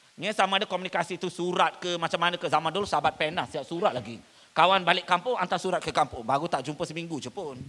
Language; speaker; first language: Malay; non-native, local second language; Tamil